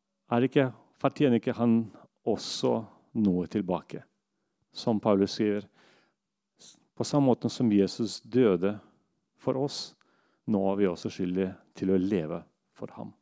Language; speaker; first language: Norwegian; non-native, fluent; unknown